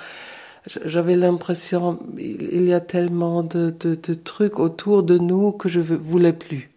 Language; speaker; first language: French; non-native, fluent; German